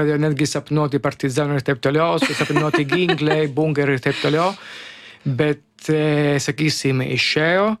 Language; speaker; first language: Lithuanian; non-native, learner; Italian